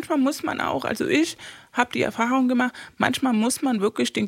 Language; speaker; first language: German; non-native, fluent; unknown